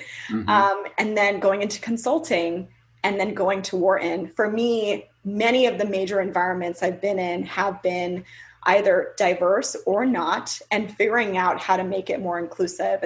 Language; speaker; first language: English; native; English